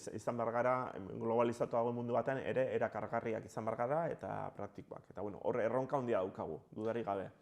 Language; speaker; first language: Basque; native; Basque